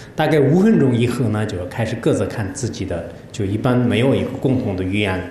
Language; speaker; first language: Chinese; non-native, local second language; Tibetan